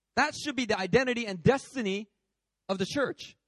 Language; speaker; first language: English; native; English